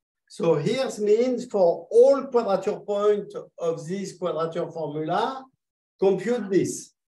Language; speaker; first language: English; non-native, fluent; French